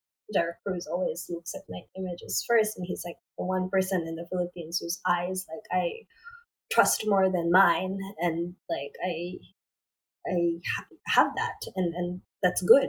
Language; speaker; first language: English; non-native, local second language; Filipino